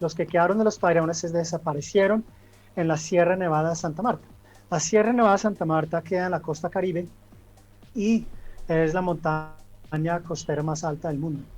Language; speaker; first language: Spanish; early bilingual, heritage; Spanish